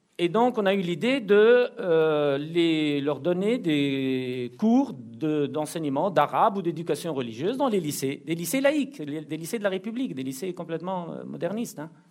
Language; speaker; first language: French; non-native, local second language; Arabic